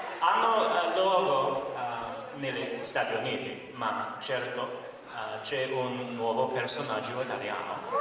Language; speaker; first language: Italian; non-native, learner; English